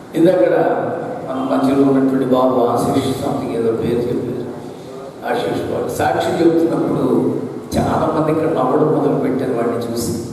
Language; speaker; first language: Telugu; non-native, local second language; Malayalam